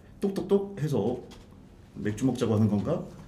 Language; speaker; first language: Korean; native; Korean